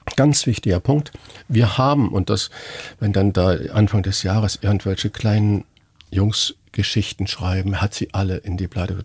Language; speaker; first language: German; native; German